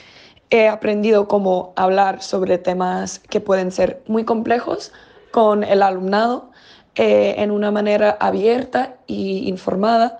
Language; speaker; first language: Spanish; non-native, fluent; English